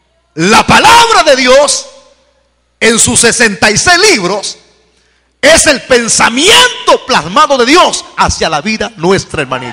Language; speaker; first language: Spanish; native; Spanish